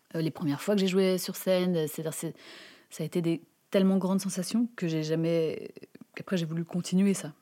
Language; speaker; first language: French; native; French